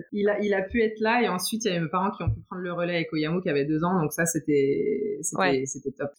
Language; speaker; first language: French; native; French